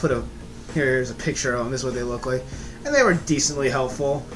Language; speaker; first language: English; native; English